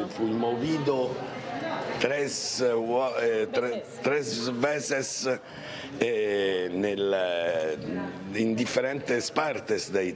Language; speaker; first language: Spanish; non-native, learner; Italian